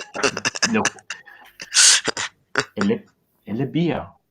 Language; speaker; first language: French; non-native, learner; English